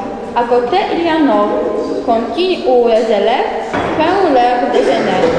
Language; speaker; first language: French; non-native, learner; Polish